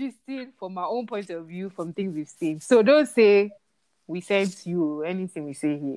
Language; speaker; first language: English; non-native, local second language; Yoruba